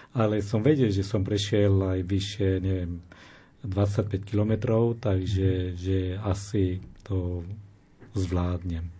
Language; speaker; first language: Slovak; non-native, fluent; Spanish